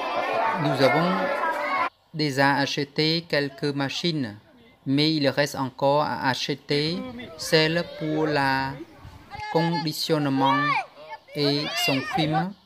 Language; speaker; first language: French; non-native, fluent; Khmer